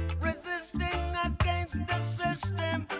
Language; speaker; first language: English; native; English